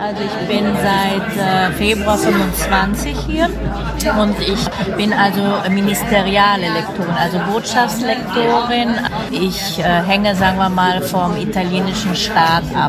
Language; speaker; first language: German; non-native, fluent; Italian